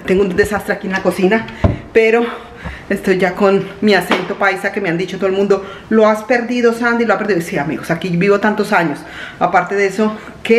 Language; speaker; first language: Spanish; native; Spanish